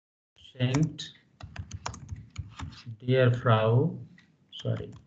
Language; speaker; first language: German; non-native, fluent; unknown